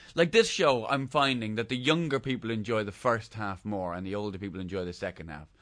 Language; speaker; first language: English; native; English